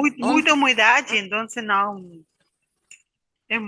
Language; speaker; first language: Portuguese; non-native, learner; Spanish